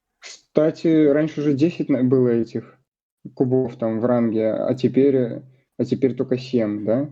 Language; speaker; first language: Russian; native; Russian